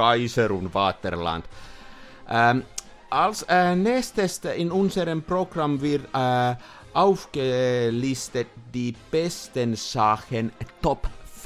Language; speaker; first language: German; non-native, learner; Finnish